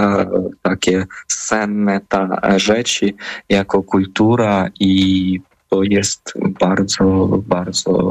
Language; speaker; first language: Polish; non-native, fluent; Ukrainian